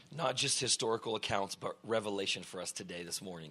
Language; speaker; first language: English; early bilingual, other home language; Russian